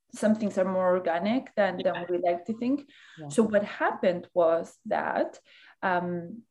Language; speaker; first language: English; early bilingual, other home language; Spanish